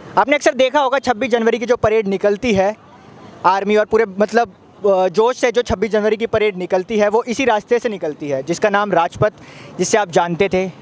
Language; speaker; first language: Hindi; native; Hindi